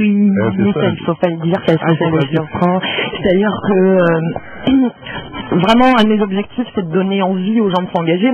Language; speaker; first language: French; native; French